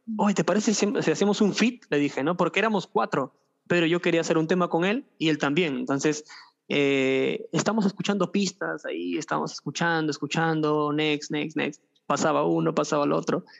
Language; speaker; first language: Spanish; native; Spanish